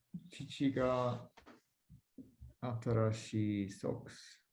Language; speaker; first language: Japanese; non-native, learner; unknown